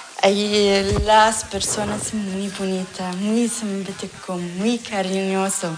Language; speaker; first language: Spanish; non-native, learner; Arabic